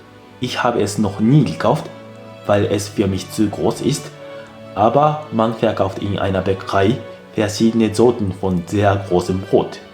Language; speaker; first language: German; non-native, fluent; Japanese